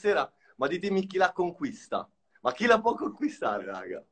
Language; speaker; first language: Italian; native; Italian